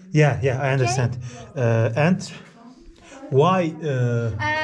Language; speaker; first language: English; non-native, learner; Turkish